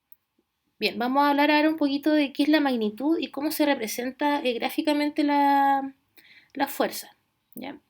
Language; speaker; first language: Spanish; native; Spanish